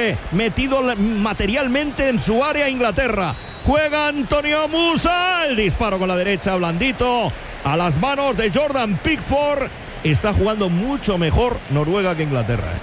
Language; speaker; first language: Spanish; native; Spanish